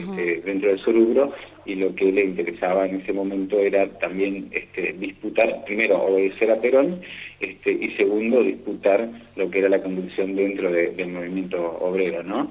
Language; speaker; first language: Spanish; native; Spanish